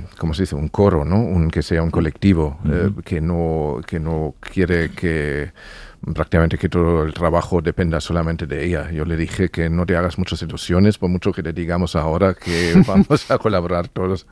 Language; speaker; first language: Spanish; non-native, fluent; German